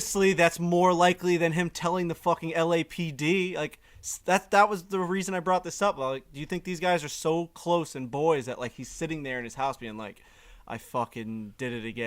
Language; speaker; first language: English; native; English